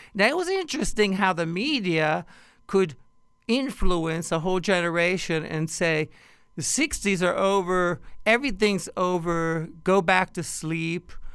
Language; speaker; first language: English; native; English